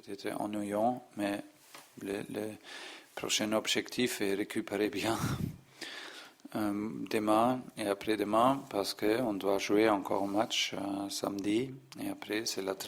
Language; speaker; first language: French; non-native, learner; German